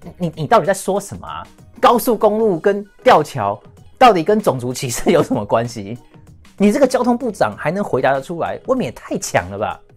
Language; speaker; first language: Chinese; early bilingual, heritage; English